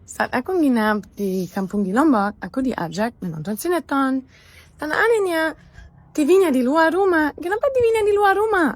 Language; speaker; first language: Indonesian; non-native, fluent; German